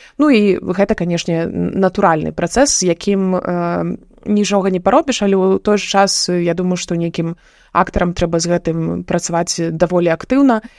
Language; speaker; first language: Belarusian; non-native, local second language; Russian